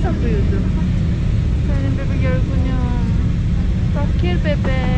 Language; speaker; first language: Turkish; non-native, learner; Spanish